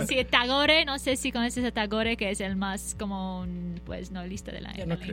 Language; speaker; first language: Spanish; non-native, fluent; Bangla